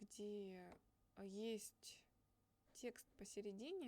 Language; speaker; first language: Russian; native; Russian